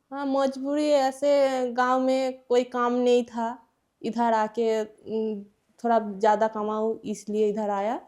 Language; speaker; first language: Hindi; non-native, local second language; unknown